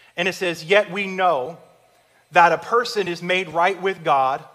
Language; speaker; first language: English; native; English